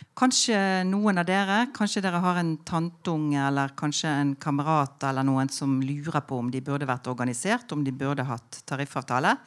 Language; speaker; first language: Norwegian; native; Norwegian